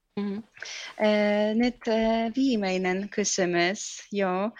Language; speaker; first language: Finnish; non-native, fluent; Polish